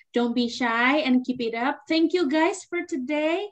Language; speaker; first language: English; non-native, fluent; Indonesian